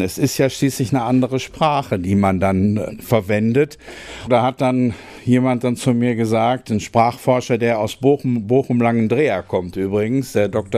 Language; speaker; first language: German; native; German